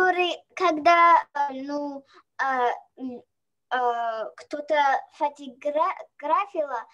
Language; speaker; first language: Russian; early bilingual, heritage; Russian